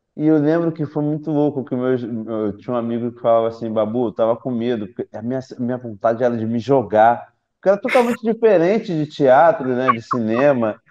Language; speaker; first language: Portuguese; native; Portuguese